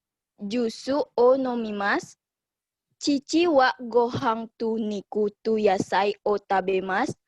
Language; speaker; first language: Japanese; non-native, learner; Indonesian